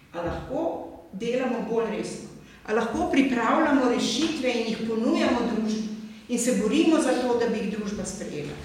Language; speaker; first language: Slovenian; native; Slovenian